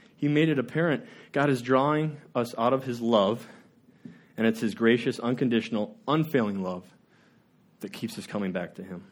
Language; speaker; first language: English; native; English